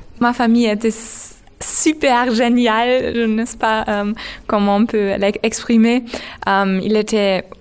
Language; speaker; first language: French; non-native, learner; German